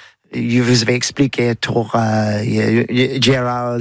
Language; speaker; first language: French; non-native, learner; English